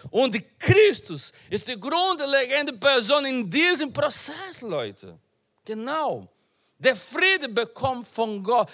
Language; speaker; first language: German; non-native, learner; Portuguese